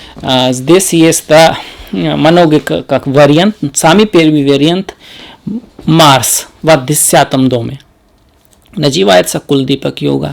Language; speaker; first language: Russian; non-native, learner; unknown